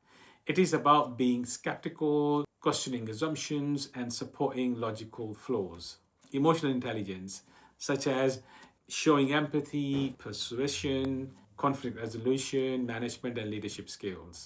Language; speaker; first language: English; non-native, fluent; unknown